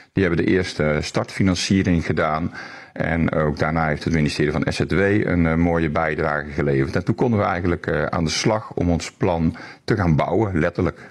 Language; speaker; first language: Dutch; native; Dutch